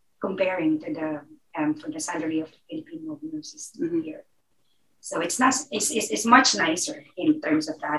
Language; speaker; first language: English; non-native, local second language; Filipino